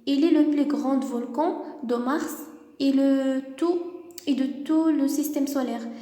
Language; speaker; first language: French; non-native, local second language; Arabic